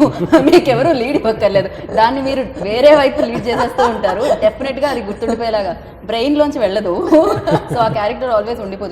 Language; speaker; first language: Telugu; native; Telugu